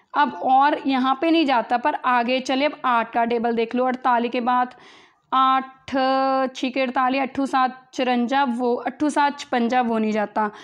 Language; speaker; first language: Hindi; native; Hindi